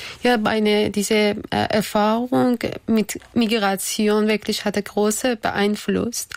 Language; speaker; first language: German; non-native, learner; Persian